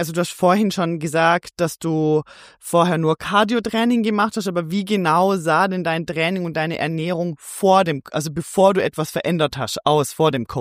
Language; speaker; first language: German; native; German